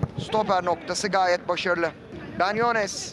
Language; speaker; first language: Turkish; native; Turkish